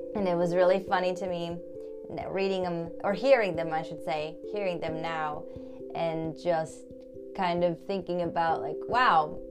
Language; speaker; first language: English; early bilingual, other home language; German